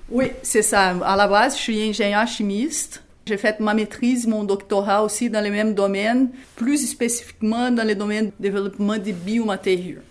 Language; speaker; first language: French; non-native, fluent; Portuguese